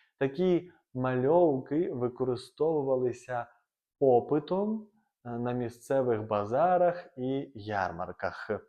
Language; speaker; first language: Ukrainian; native; Ukrainian